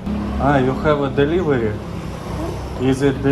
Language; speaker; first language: English; non-native, fluent; Russian